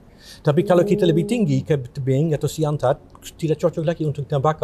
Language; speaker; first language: Indonesian; non-native, fluent; Dutch